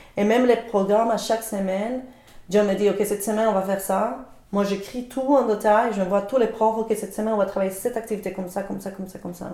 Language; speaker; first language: French; non-native, fluent; Spanish